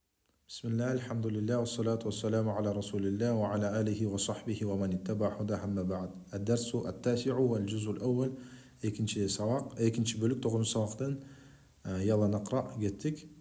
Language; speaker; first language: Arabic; non-native, fluent; Kyrgyz